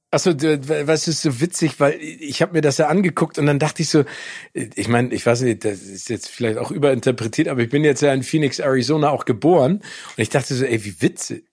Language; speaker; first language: German; early bilingual, other home language; English